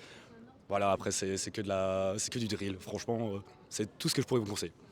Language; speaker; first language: French; native; French